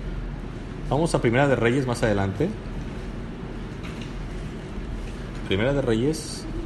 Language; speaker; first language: Spanish; native; Spanish